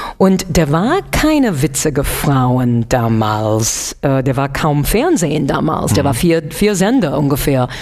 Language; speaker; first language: German; non-native, fluent; English